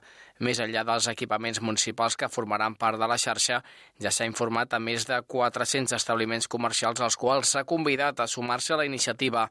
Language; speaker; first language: Catalan; native; Catalan